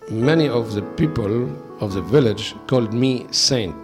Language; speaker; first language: English; non-native, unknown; Arabic